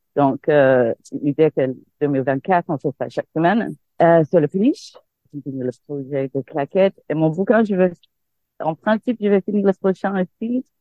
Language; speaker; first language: French; non-native, fluent; English